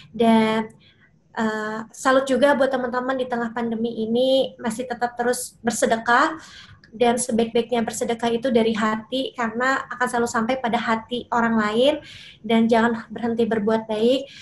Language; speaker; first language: Indonesian; native; Indonesian